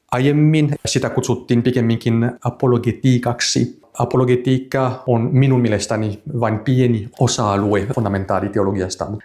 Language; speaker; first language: Finnish; non-native, fluent; French